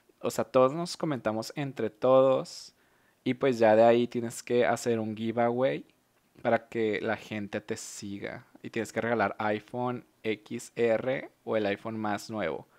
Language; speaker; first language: Spanish; native; Spanish